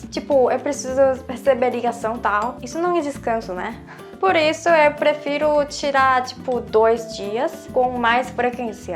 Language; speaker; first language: Portuguese; non-native, fluent; Korean